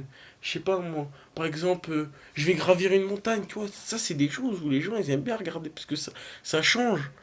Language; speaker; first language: French; native; French